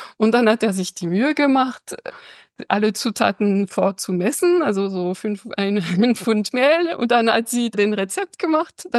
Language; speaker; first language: German; non-native, fluent; French